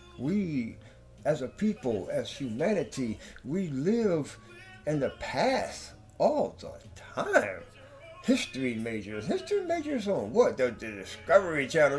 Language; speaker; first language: English; native; English